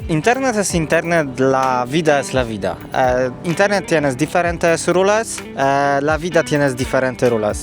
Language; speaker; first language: Spanish; non-native, learner; Polish